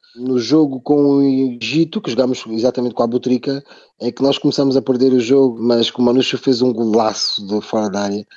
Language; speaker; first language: Portuguese; native; Portuguese